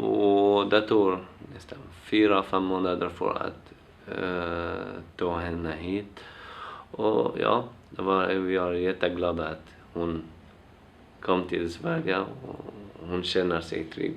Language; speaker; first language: Swedish; non-native, fluent; Arabic